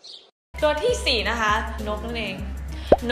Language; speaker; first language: Thai; native; Thai